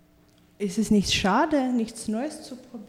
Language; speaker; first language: German; non-native, learner; Czech